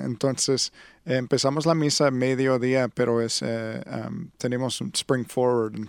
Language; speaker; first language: Spanish; non-native, learner; English